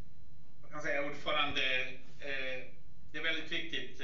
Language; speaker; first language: Swedish; non-native, fluent; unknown